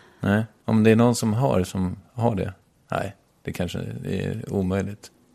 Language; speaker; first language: Swedish; native; Swedish